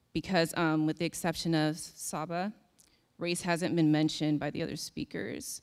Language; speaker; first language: English; native; English